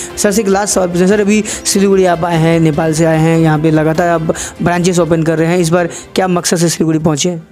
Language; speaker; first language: Hindi; native; Hindi